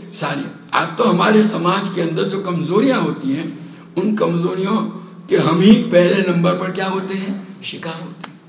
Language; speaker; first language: Urdu; native; Urdu